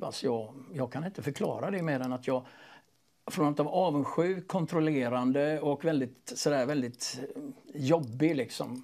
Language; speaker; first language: Swedish; native; Swedish